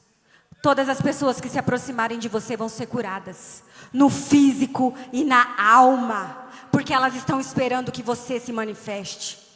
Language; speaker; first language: Portuguese; native; Portuguese